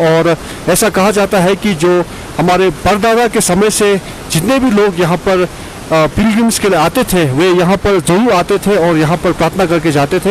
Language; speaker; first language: Hindi; native; Hindi